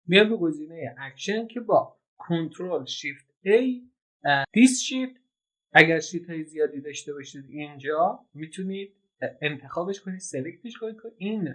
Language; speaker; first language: Persian; native; Persian